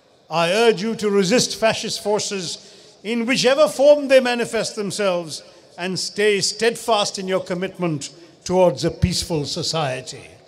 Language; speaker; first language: English; non-native, local second language; Malayalam